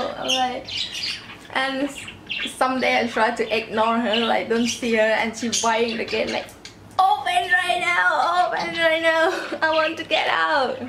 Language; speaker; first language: English; non-native, learner; Thai